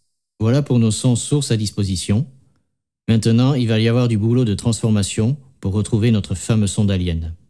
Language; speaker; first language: French; native; French